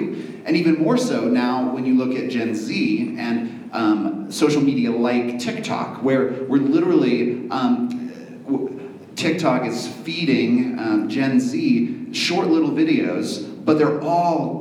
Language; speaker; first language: English; native; English